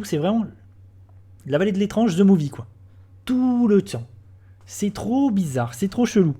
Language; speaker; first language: French; native; French